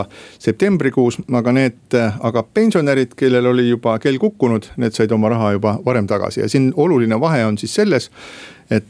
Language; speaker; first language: Estonian; native; Estonian